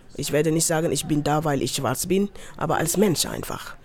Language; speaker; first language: German; non-native, fluent; Wolof